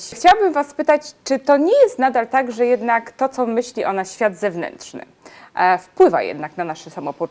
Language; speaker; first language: Polish; native; Polish